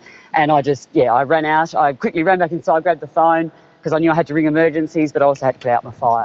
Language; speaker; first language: English; native; English